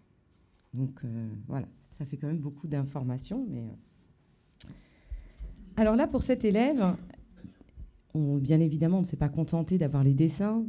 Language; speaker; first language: French; native; French